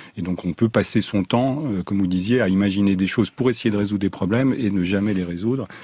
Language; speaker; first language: French; native; French